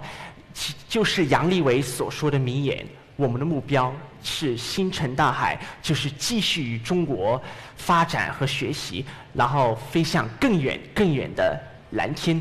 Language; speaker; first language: Chinese; non-native, fluent; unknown